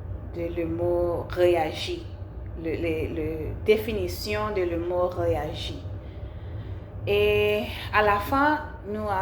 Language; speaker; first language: French; non-native, learner; English